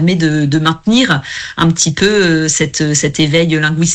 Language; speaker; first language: French; native; French